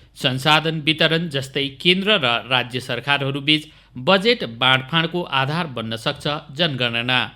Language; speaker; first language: Nepali; native; Nepali